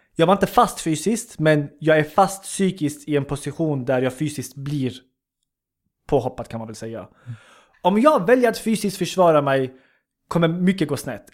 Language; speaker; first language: Swedish; early bilingual, other home language; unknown